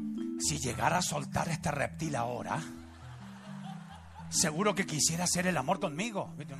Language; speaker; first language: Spanish; native; Spanish